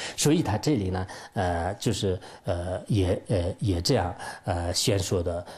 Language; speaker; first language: Chinese; non-native, local second language; Tibetan